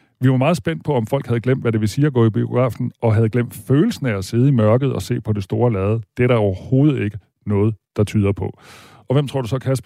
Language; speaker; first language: Danish; native; Danish